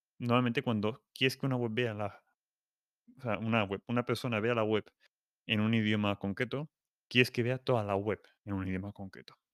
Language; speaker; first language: Spanish; non-native, local second language; Catalan